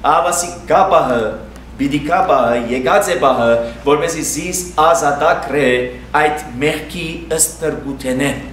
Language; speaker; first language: Armenian; early bilingual, heritage; Armenian